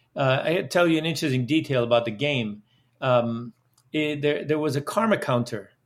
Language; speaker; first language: English; early bilingual, other home language; Dutch